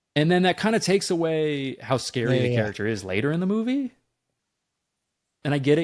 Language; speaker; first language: English; native; English